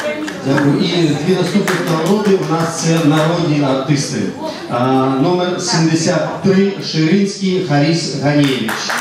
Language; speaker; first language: Ukrainian; native; Ukrainian